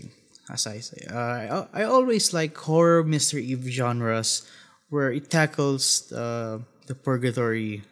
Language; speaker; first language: English; non-native, fluent; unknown